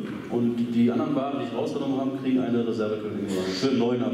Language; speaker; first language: German; native; German